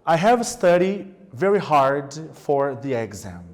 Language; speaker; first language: English; non-native, fluent; Portuguese